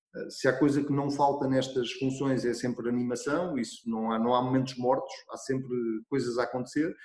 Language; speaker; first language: Portuguese; native; Portuguese